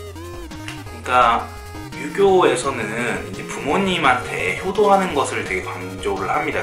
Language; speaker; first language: Korean; native; Korean